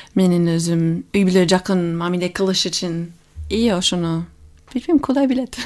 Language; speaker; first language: Kyrgyz; non-native, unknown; English